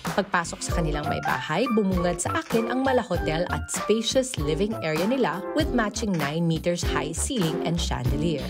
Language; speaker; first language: Filipino; native; Filipino